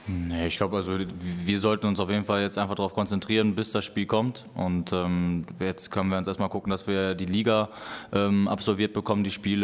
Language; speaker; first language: German; native; German